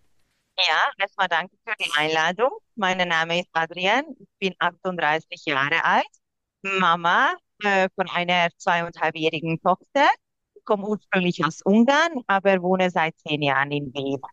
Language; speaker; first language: German; non-native, local second language; Hungarian